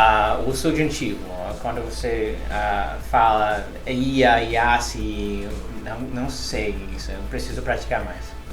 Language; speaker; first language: Portuguese; non-native, learner; English